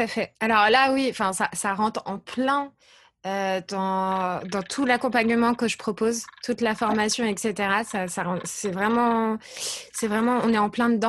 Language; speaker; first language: French; native; French